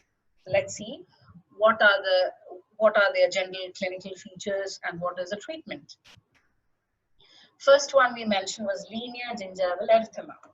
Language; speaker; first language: English; non-native, local second language; Malayalam